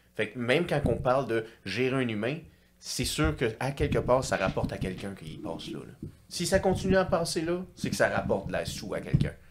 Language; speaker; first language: French; native; French